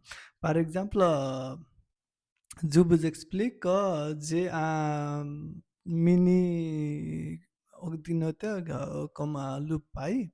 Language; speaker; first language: French; non-native, learner; Nepali